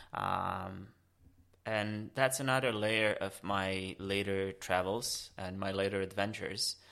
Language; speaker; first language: English; early bilingual, other home language; Romanian